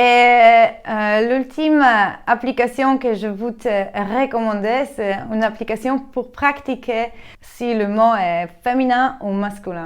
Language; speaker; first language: French; non-native, fluent; Polish